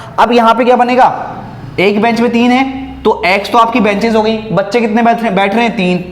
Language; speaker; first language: Hindi; native; Hindi